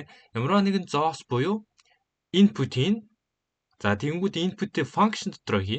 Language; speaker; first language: Mongolian; native; Mongolian